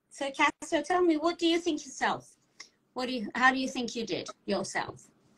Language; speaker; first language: English; non-native, fluent; Persian